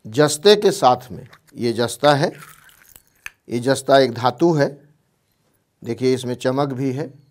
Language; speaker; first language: Hindi; native; Hindi